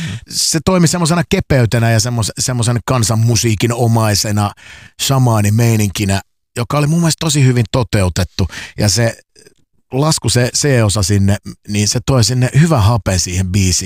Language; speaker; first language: Finnish; native; Finnish